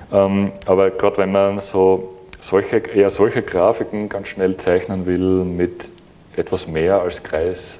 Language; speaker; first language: German; native; German